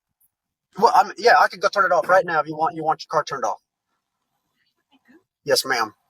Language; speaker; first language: English; native; English